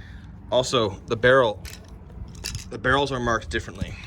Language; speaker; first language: English; native; English